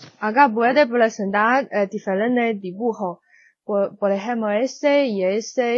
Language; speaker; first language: Spanish; non-native, learner; Chinese